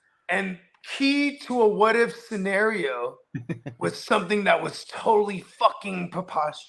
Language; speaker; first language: English; native; English